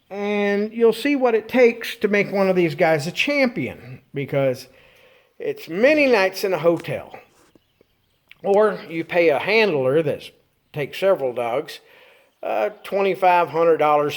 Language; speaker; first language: English; native; English